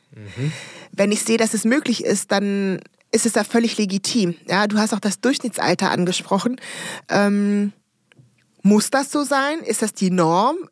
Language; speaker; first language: German; early bilingual, other home language; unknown